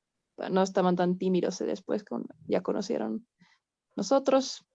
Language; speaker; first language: Spanish; non-native, fluent; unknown